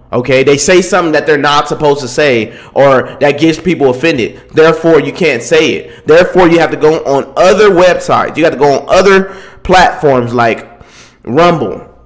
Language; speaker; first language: English; native; English